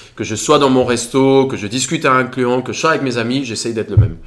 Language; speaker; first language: French; non-native, fluent; Spanish